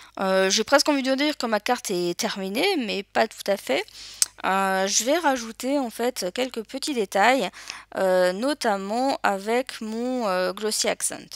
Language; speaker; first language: French; native; French